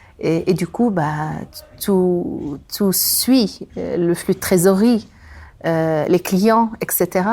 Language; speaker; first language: French; non-native, local second language; Arabic